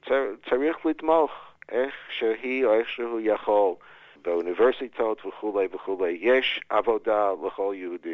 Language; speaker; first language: Hebrew; non-native, fluent; English